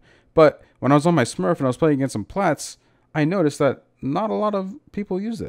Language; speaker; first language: English; native; English